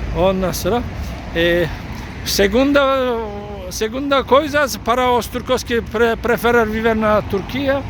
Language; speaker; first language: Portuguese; non-native, learner; Turkish